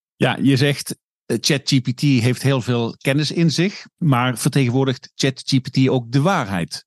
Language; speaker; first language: Dutch; native; Dutch